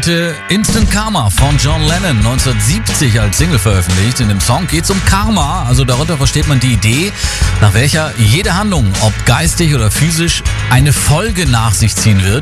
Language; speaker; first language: German; native; German